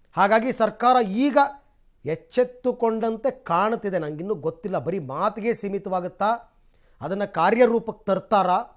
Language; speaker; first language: Kannada; native; Kannada